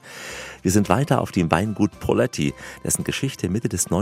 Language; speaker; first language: German; native; German